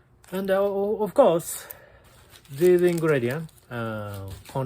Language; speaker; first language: English; non-native, learner; Japanese